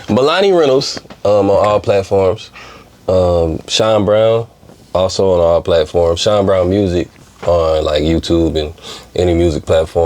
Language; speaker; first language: English; native; English